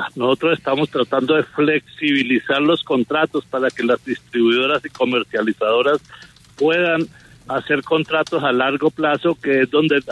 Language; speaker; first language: Spanish; native; Spanish